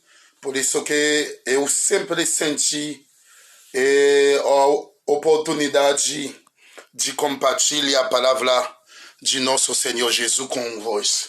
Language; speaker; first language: Portuguese; non-native, learner; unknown